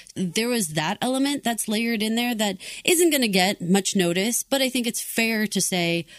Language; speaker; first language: English; native; English